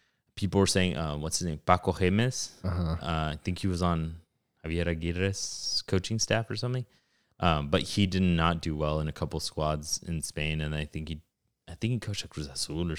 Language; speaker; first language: English; early bilingual, other home language; Spanish